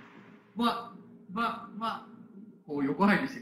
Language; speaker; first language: Japanese; native; Japanese